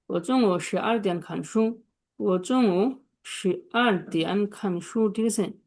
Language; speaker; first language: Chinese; non-native, fluent; Bangla